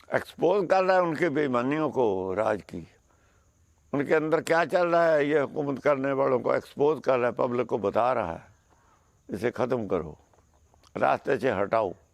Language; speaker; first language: Hindi; non-native, local second language; Punjabi